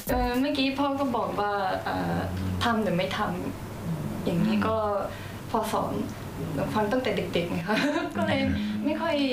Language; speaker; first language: Thai; early bilingual, heritage; Thai